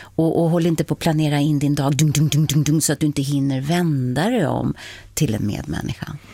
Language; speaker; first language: Swedish; early bilingual, heritage; Swedish